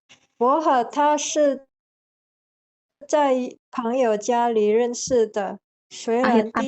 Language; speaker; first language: Chinese; non-native, learner; Indonesian